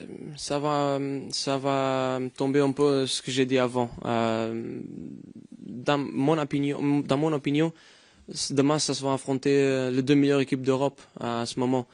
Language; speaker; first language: French; non-native, fluent; Portuguese